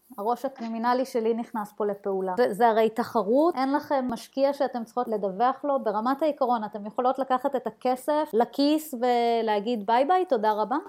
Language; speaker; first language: Hebrew; native; Hebrew